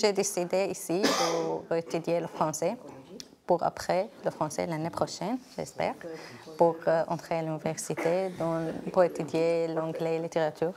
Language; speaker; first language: French; non-native, learner; Arabic